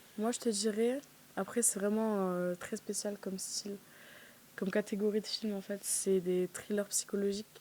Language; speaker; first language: French; non-native, local second language; Arabic